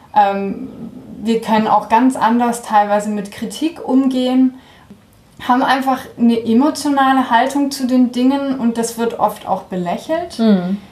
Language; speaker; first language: German; early bilingual, heritage; German